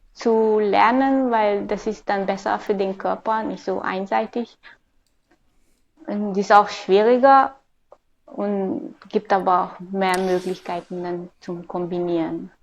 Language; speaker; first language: German; non-native, fluent; Hungarian